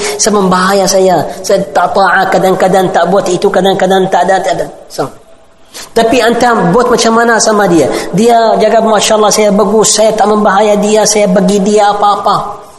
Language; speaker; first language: Malay; non-native, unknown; Arabic